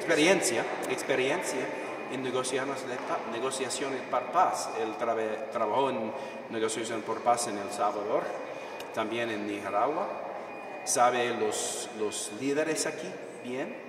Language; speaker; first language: Spanish; non-native, fluent; English